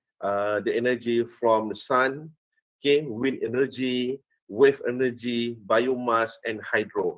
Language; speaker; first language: English; non-native, fluent; Malay